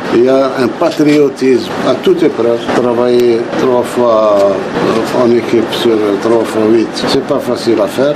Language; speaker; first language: French; non-native, local second language; Arabic